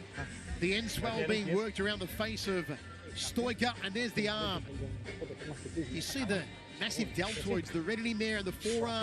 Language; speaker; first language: English; native; English